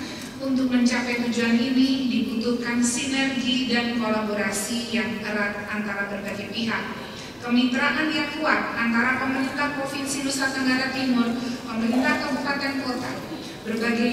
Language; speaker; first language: Indonesian; native; Indonesian